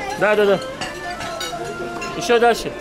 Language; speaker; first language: Russian; non-native, learner; Turkish